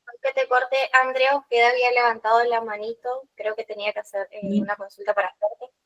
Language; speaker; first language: Spanish; native; Spanish